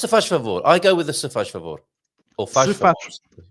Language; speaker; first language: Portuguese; non-native, learner; English